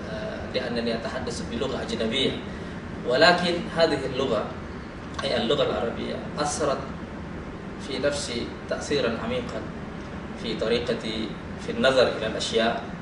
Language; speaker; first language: Arabic; non-native, fluent; Indonesian